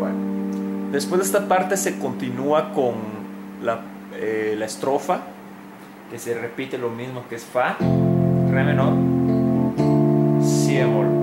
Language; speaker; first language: Spanish; native; Spanish